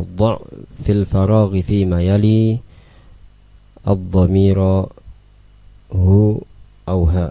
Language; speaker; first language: Arabic; non-native, fluent; Indonesian